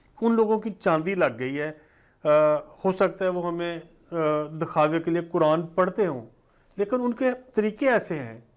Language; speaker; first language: Urdu; non-native, local second language; Punjabi